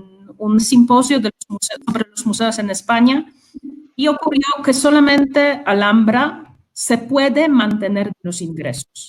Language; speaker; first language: Spanish; non-native, fluent; Polish